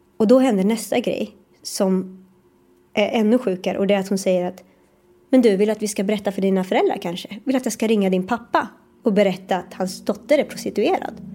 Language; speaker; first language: Swedish; early bilingual, other home language; Persian